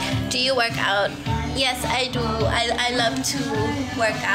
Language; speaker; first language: English; early bilingual, other home language; Thai